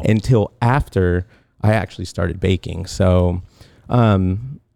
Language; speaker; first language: English; native; English